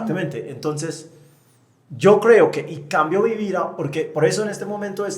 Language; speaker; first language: Spanish; non-native, fluent; English